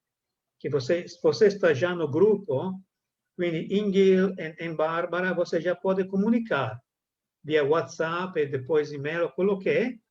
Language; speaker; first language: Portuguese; non-native, fluent; Italian